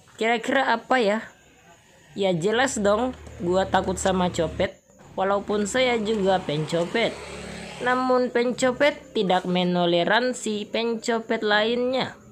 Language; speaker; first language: Indonesian; native; Indonesian